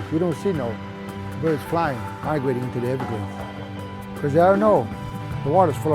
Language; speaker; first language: English; native; English